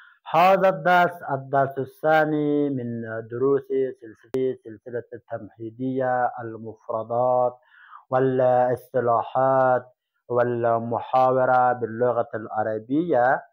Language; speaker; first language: Arabic; non-native, fluent; Persian